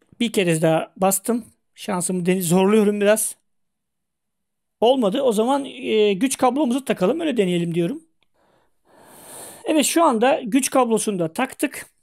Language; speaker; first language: Turkish; native; Turkish